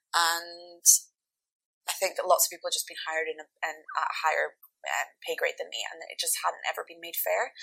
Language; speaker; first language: English; native; English